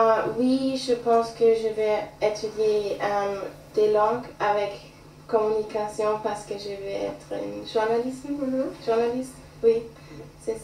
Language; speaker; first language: French; non-native, learner; German